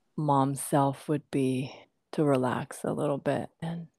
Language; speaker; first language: English; non-native, fluent; Japanese